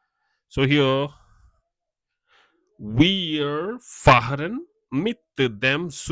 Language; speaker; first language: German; non-native, fluent; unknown